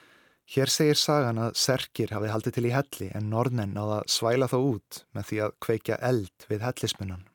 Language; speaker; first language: Icelandic; native; Icelandic